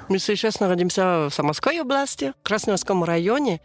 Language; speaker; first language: Russian; non-native, learner; French